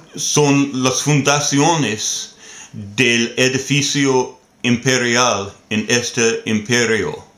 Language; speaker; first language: Spanish; non-native, learner; English